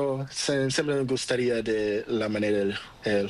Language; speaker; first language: Spanish; non-native, learner; Portuguese